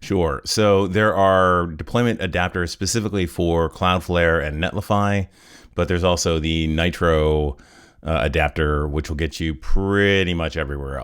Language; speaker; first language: English; native; English